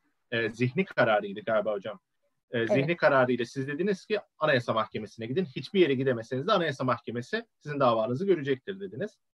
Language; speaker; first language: Turkish; native; Turkish